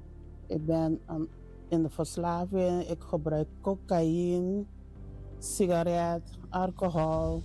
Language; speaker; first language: Dutch; non-native, learner; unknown